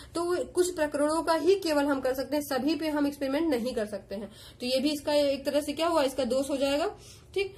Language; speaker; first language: Hindi; native; Hindi